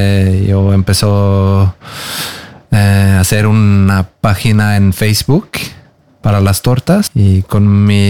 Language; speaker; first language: Spanish; non-native, learner; Norwegian